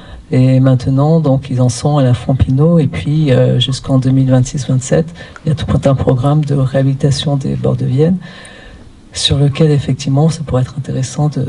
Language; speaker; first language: French; native; French